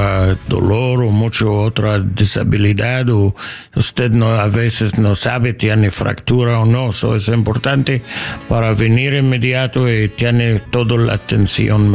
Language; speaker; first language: Spanish; non-native, learner; English